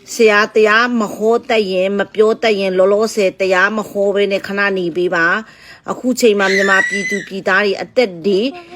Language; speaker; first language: Burmese; non-native, local second language; Tedim Chin